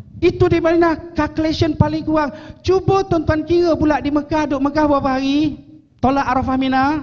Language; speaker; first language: Malay; native; Malay